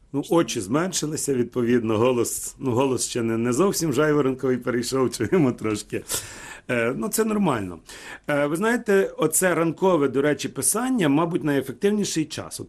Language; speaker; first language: Ukrainian; native; Ukrainian